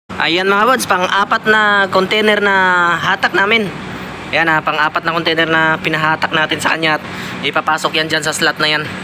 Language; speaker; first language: Filipino; non-native, local second language; Cebuano